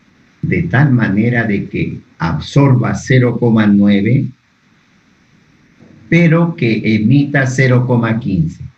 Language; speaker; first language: Spanish; native; Spanish